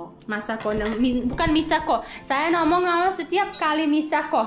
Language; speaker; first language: Indonesian; non-native, learner; Serbian